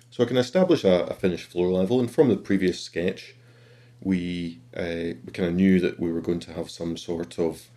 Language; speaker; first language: English; native; English